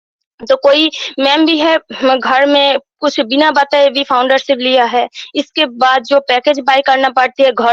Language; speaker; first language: Hindi; non-native, local second language; Bangla